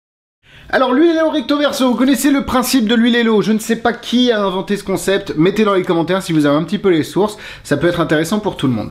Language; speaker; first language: French; native; French